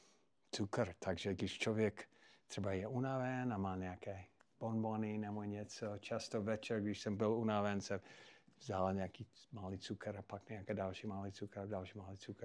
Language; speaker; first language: Czech; non-native, fluent; English